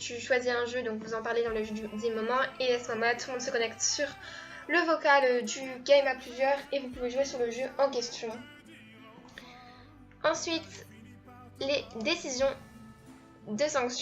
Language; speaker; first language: French; native; French